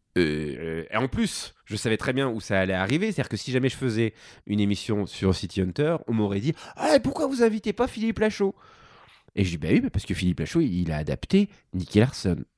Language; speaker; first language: French; native; French